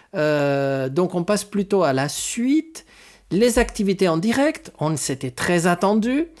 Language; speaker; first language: French; non-native, fluent; Spanish